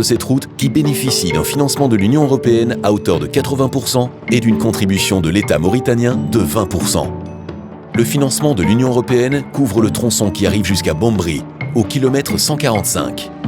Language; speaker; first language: French; native; French